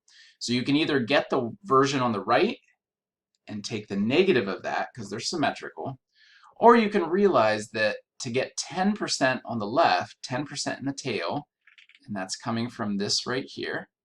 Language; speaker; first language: English; native; English